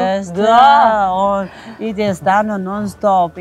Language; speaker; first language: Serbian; non-native, learner; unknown